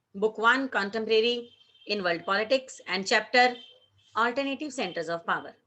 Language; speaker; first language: English; non-native, local second language; Hindi